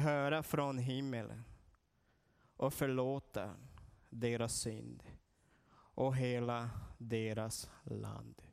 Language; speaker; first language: Swedish; non-native, learner; Portuguese